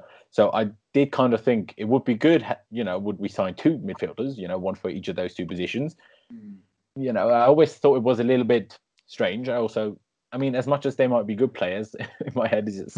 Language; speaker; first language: English; native; English